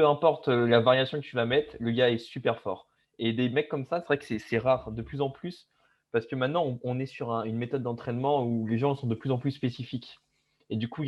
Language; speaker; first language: French; native; French